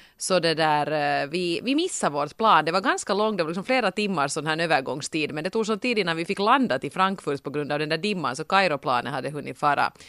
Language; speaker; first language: Swedish; native; Swedish